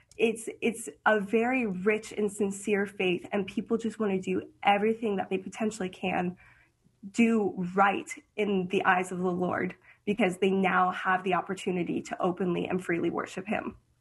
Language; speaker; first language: English; early bilingual, heritage; English